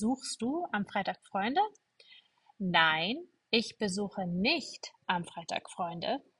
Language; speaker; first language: German; non-native, fluent; English